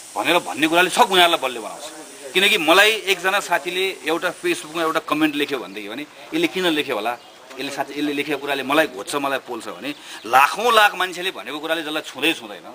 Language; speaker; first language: Nepali; native; Nepali